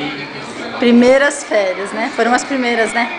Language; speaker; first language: Portuguese; native; Portuguese